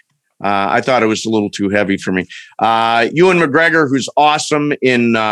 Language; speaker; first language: English; native; English